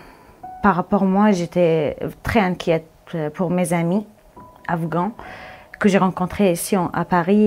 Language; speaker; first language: French; non-native, fluent; Arabic